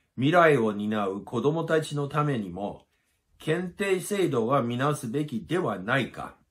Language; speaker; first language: Japanese; non-native, fluent; English